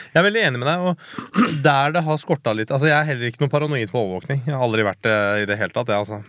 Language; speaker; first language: Norwegian; early bilingual, other home language; Persian